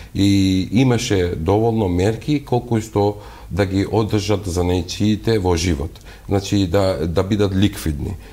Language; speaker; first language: Macedonian; non-native, local second language; Albanian